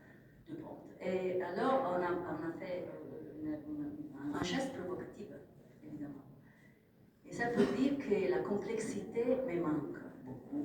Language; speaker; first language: French; non-native, fluent; Italian